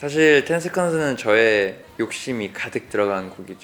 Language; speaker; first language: Korean; native; Korean